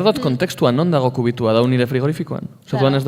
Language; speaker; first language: Basque; native; Basque